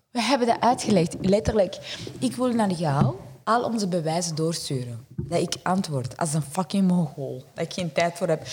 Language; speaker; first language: Dutch; early bilingual, other home language; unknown